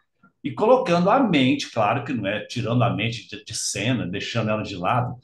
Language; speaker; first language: Portuguese; native; Portuguese